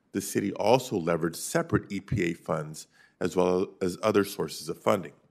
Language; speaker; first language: English; native; English